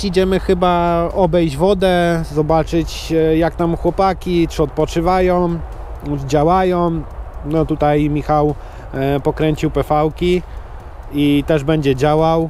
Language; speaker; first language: Polish; native; Polish